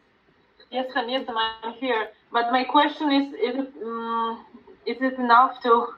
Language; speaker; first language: English; non-native, learner; Polish